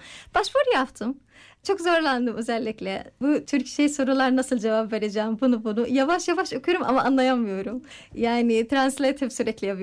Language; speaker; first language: Turkish; non-native, fluent; Arabic